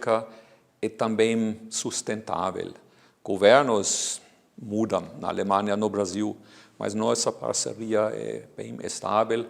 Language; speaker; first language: Portuguese; non-native, fluent; German